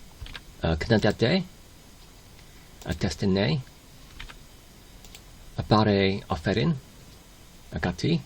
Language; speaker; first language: Welsh; non-native, learner; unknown